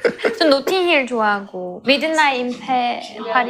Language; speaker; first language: Korean; non-native, fluent; Chinese